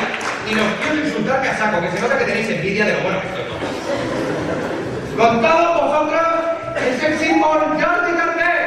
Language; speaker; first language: Spanish; native; Spanish